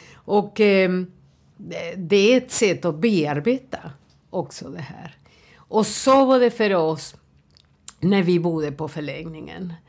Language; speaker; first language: Swedish; non-native, fluent; Spanish